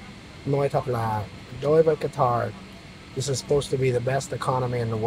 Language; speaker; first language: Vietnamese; non-native, learner; English